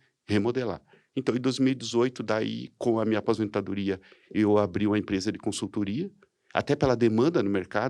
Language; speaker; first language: Portuguese; native; Portuguese